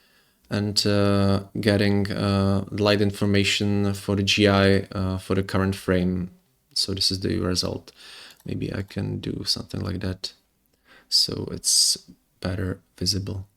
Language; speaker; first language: English; non-native, fluent; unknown